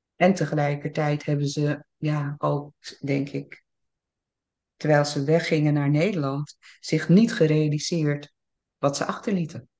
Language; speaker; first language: Dutch; early bilingual, other home language; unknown